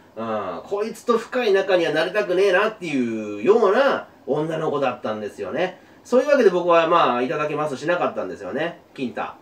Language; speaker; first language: Japanese; native; Japanese